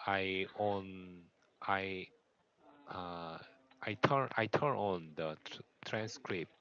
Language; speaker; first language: English; non-native, learner; Korean